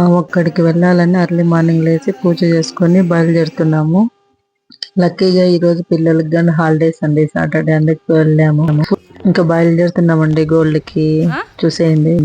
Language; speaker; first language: Telugu; native; Telugu